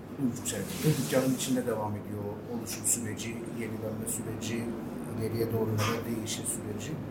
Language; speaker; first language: Turkish; non-native, local second language; Armenian